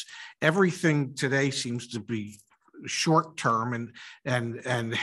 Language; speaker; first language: English; native; English